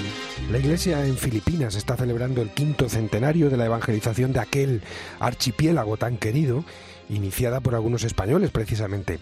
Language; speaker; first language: Spanish; native; Spanish